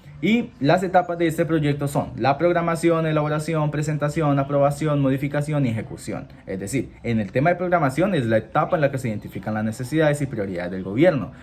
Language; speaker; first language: Spanish; native; Spanish